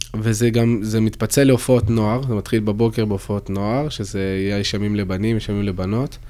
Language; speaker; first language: Hebrew; early bilingual, other home language; French